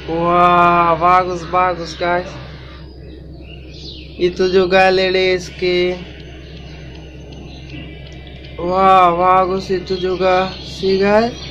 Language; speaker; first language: Indonesian; non-native, learner; Bangla